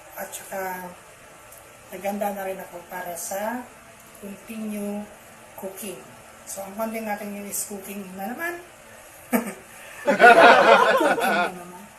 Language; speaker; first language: Filipino; non-native, local second language; Bikol